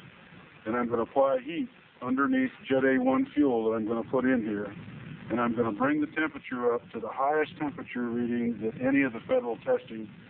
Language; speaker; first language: English; native; English